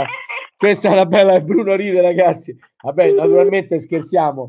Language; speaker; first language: Italian; native; Italian